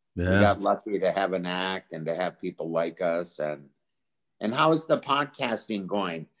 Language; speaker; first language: English; native; English